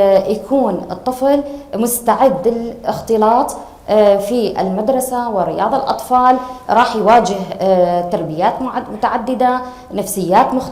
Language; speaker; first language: Arabic; native; Arabic